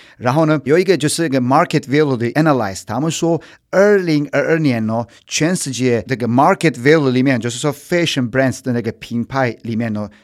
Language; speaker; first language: Chinese; non-native, fluent; Turkish